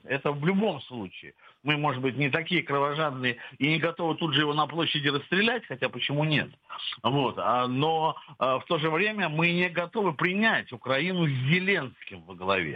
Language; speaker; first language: Russian; native; Russian